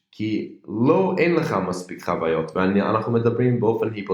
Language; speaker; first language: Hebrew; non-native, fluent; English